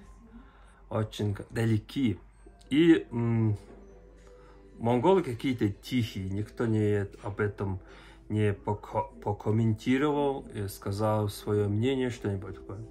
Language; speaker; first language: Russian; non-native, learner; Mongolian